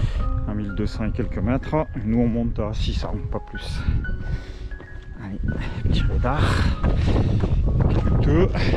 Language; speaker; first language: French; native; French